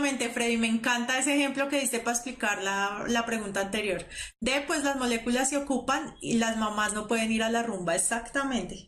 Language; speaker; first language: Spanish; native; Spanish